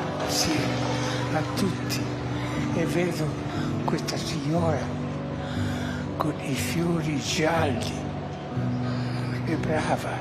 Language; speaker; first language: Italian; early bilingual, heritage; Spanish